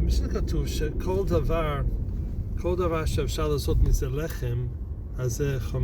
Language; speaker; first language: Hebrew; non-native, fluent; English